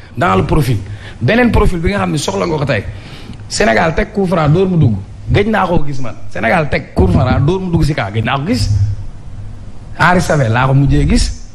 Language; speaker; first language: Wolof; native; Wolof